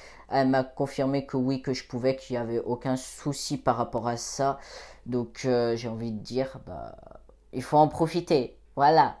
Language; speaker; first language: French; native; French